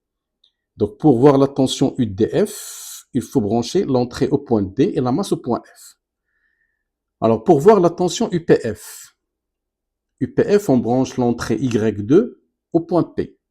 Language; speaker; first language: French; non-native, local second language; Arabic